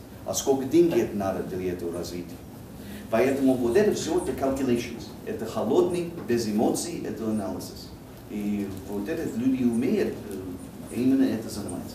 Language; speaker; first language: Russian; non-native, fluent; English